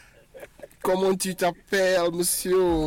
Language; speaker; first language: French; non-native, fluent; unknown